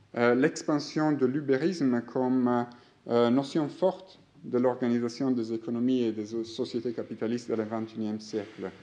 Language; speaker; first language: French; non-native, fluent; Greek